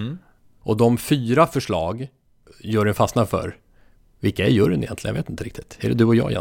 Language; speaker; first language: Swedish; native; Swedish